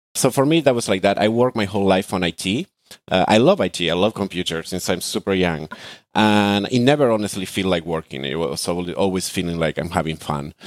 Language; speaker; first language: English; non-native, fluent; Spanish